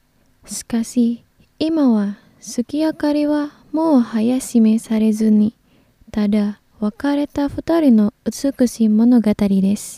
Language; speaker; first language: Japanese; non-native, fluent; Indonesian